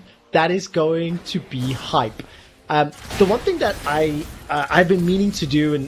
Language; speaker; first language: English; native; English